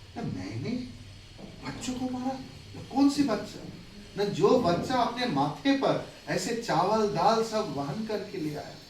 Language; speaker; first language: Hindi; non-native, local second language; Bangla